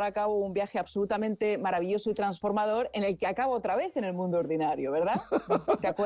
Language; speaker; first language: Spanish; native; Spanish